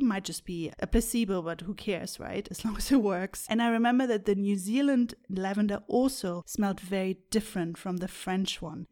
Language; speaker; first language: English; non-native, fluent; German